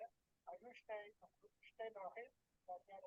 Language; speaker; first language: Hebrew; non-native, fluent; Amharic